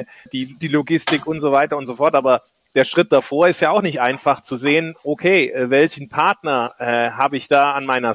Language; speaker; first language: German; native; German